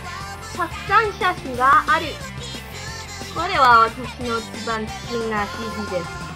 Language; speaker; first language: Japanese; non-native, learner; English